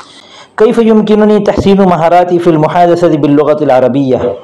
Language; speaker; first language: Arabic; non-native, fluent; Urdu